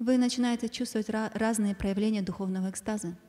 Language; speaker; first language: Russian; native; Russian